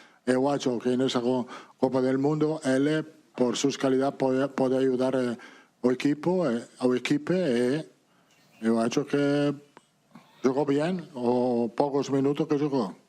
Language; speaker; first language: Portuguese; non-native, fluent; Italian